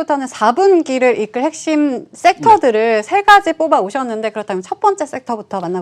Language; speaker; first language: Korean; native; Korean